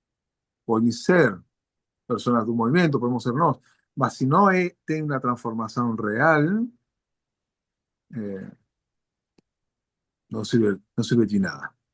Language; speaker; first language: Portuguese; non-native, learner; Spanish